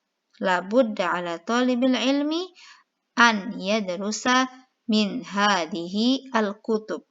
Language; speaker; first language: Arabic; non-native, fluent; Indonesian